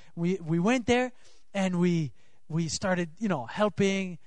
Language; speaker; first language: English; non-native, fluent; Swiss German